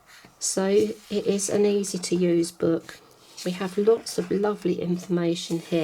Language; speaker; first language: English; native; English